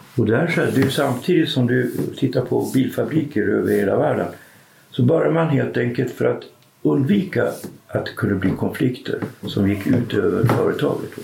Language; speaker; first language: Swedish; native; Swedish